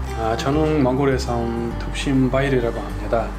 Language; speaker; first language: Korean; non-native, fluent; Mongolian